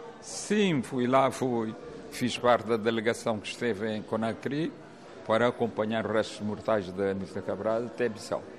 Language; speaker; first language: Portuguese; non-native, local second language; Kabuverdianu